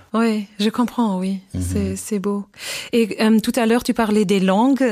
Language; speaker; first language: French; non-native, fluent; German